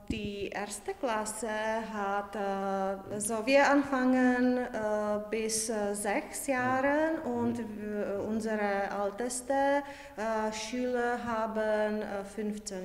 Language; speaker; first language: German; non-native, learner; Czech